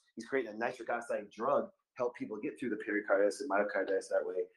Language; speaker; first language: English; native; English